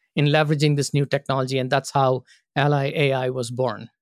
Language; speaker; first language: English; non-native, local second language; Tamil